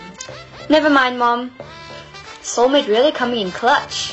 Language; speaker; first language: English; native; English